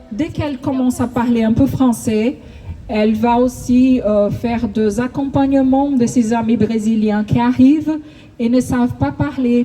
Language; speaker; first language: French; non-native, fluent; Portuguese